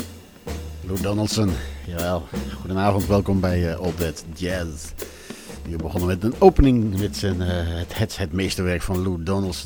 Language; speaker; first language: Dutch; native; Dutch